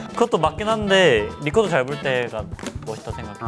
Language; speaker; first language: Korean; native; Korean